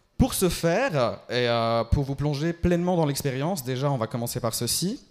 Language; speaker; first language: French; early bilingual, other home language; Albanian